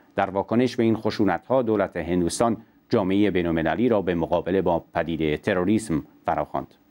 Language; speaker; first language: Persian; non-native, local second language; Central Kurdish